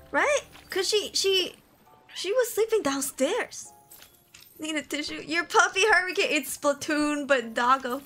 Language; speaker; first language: English; non-native, local second language; Min Nan Chinese